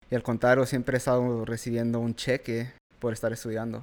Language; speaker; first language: Spanish; early bilingual, heritage; Spanish